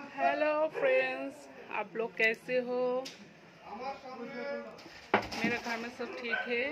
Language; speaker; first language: Hindi; non-native, local second language; Bangla